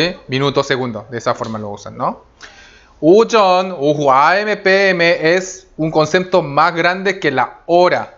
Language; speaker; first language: Spanish; non-native, fluent; Korean